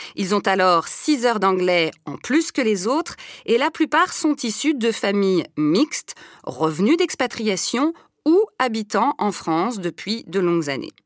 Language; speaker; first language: French; native; French